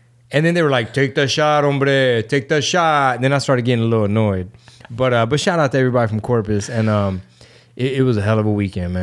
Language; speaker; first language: English; early bilingual, other home language; Spanish